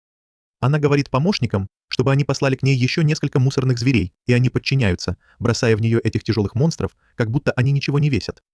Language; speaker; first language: Russian; native; Russian